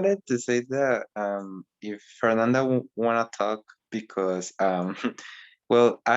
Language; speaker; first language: English; non-native, learner; Spanish